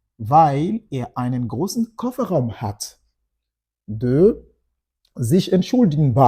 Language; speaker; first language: German; non-native, fluent; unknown